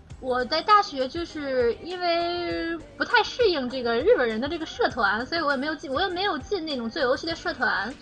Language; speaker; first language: Chinese; native; Chinese